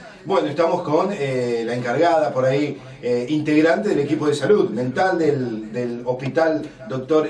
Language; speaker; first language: Spanish; native; Spanish